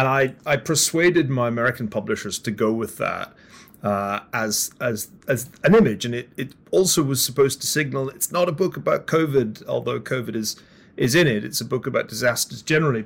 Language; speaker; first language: English; native; English